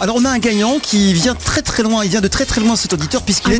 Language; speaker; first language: French; native; French